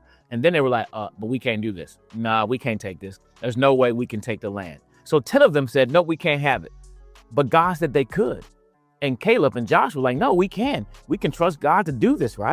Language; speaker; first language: English; native; English